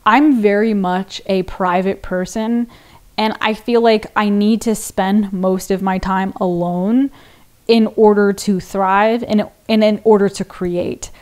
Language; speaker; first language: English; native; English